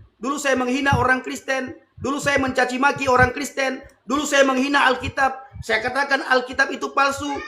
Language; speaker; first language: Indonesian; non-native, local second language; Achinese